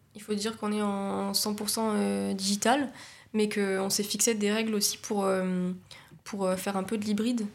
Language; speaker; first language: French; native; French